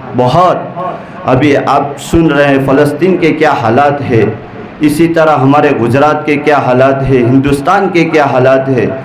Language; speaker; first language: Urdu; non-native, local second language; Gujarati